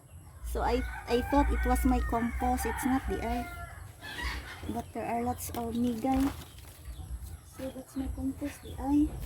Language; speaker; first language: English; non-native, local second language; Filipino